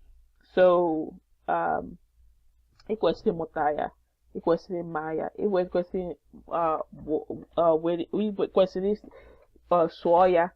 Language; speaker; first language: Igbo; non-native, learner; English